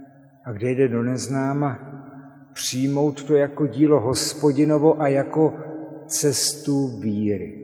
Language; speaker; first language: Czech; native; Czech